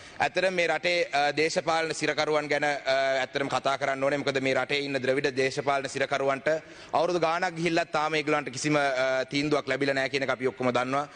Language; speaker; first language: Sinhala; non-native, local second language; Tamil